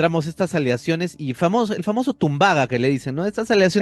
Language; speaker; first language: Spanish; native; Spanish